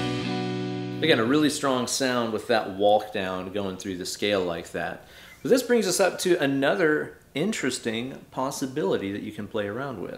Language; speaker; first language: English; native; English